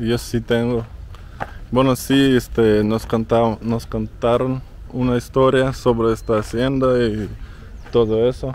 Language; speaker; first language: Spanish; non-native, fluent; Russian